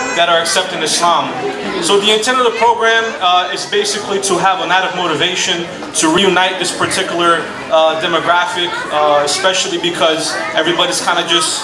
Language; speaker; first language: English; non-native, fluent; Portuguese